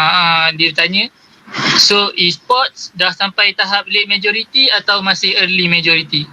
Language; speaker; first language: Malay; native; Malay